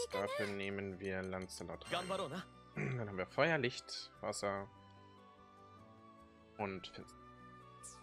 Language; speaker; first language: German; native; German